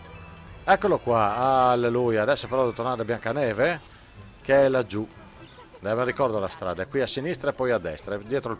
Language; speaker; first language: Italian; native; Italian